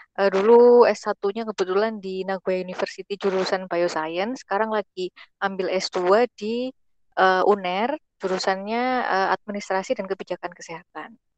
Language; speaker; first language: Indonesian; native; Indonesian